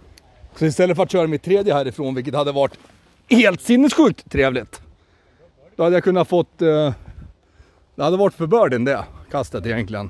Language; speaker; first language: Swedish; native; Swedish